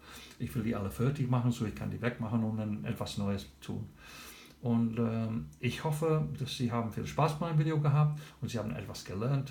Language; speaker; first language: German; non-native, learner; English